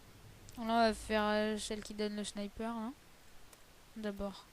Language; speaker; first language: French; native; French